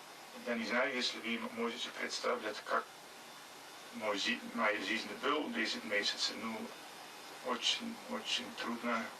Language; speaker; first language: Russian; non-native, fluent; Dutch